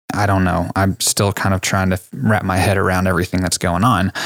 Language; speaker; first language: English; native; English